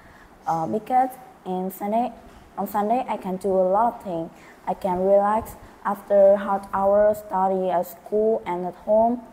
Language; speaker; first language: English; non-native, learner; Vietnamese